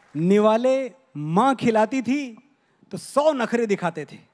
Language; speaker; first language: Hindi; native; Hindi